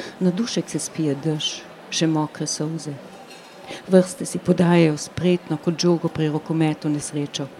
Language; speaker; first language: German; non-native, local second language; Slovenian